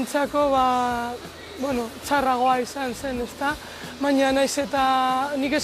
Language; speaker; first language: Basque; non-native, local second language; Spanish